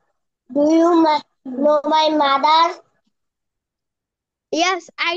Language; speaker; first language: English; non-native, learner; Bangla